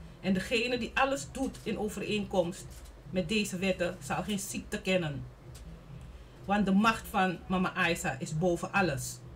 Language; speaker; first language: Dutch; native; Dutch